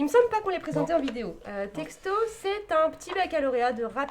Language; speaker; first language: French; native; French